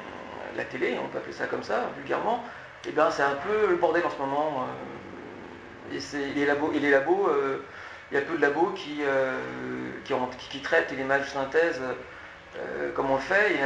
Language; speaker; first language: French; native; French